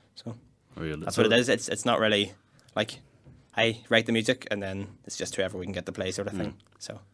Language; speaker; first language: English; native; English